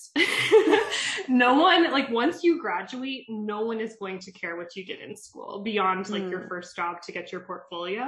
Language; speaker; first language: English; native; English